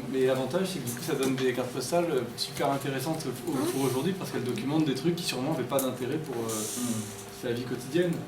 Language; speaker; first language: French; native; French